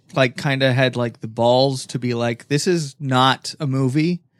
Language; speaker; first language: English; native; English